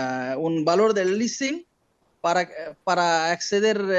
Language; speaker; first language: Spanish; non-native, learner; Bangla